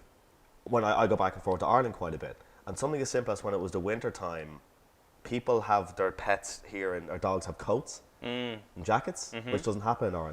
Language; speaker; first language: English; native; English